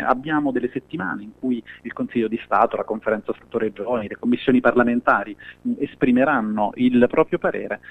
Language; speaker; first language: Italian; native; Italian